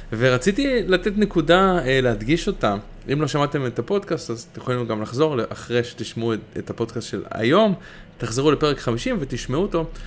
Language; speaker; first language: Hebrew; native; Hebrew